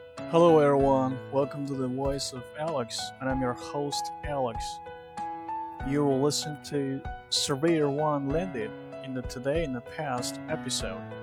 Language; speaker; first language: English; non-native, fluent; Chinese